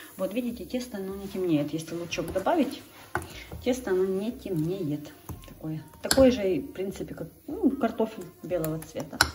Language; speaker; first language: Russian; native; Russian